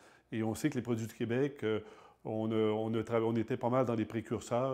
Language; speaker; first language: French; native; French